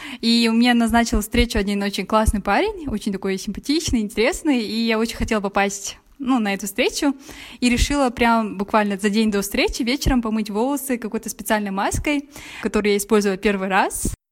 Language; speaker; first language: Russian; native; Russian